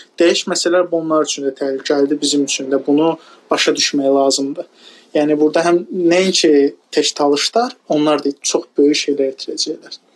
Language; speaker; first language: Azerbaijani; non-native, local second language; Talysh